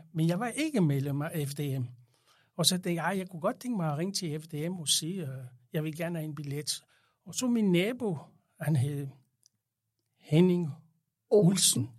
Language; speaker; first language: Danish; non-native, fluent; French